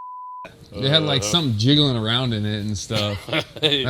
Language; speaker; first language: English; native; English